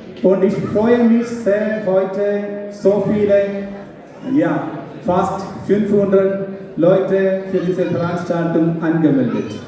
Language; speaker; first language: German; non-native, fluent; Malayalam